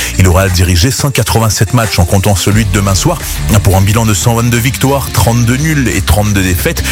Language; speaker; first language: French; native; French